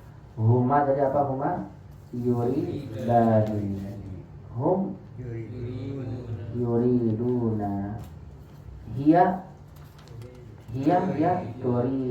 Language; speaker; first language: Arabic; non-native, fluent; Indonesian